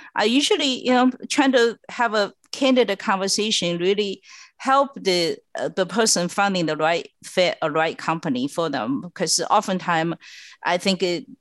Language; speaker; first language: English; non-native, fluent; Chinese